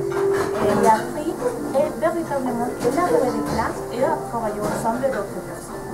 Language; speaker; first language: French; non-native, learner; Spanish